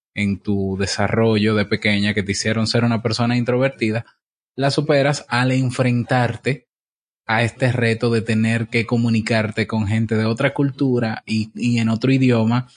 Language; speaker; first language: Spanish; native; Spanish